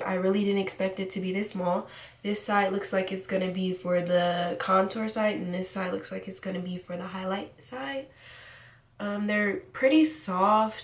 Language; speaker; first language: English; native; English